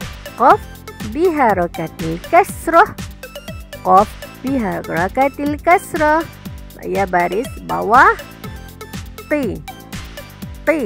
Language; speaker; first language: Arabic; non-native, fluent; Malay